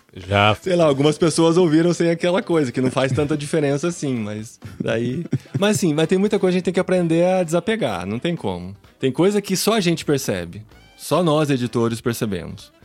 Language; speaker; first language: Portuguese; native; Portuguese